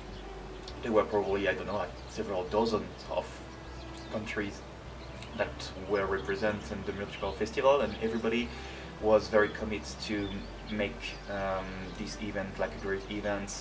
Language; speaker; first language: English; non-native, fluent; French